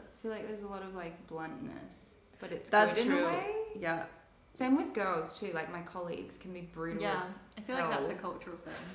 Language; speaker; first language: English; native; English